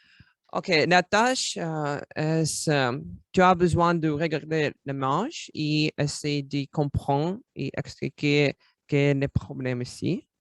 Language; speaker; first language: French; non-native, learner; Russian